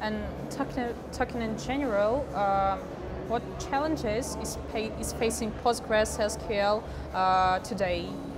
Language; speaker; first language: English; non-native, fluent; Russian